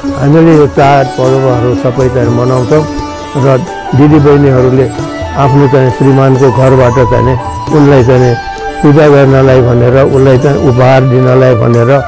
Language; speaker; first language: Nepali; non-native, local second language; Newari